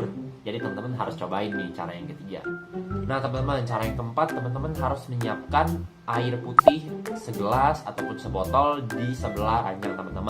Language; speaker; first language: Indonesian; native; Indonesian